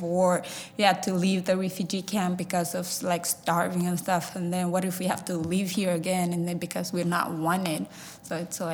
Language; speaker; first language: English; early bilingual, other home language; Somali